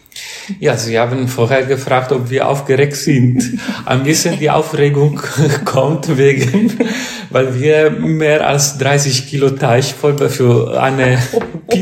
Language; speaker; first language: German; non-native, fluent; Italian